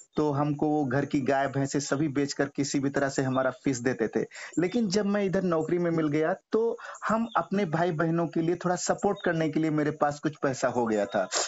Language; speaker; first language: Hindi; native; Hindi